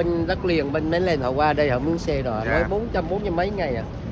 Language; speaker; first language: Vietnamese; native; Vietnamese